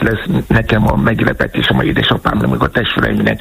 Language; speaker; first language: Hungarian; non-native, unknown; Yoruba